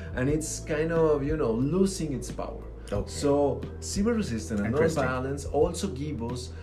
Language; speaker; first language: English; non-native, fluent; Spanish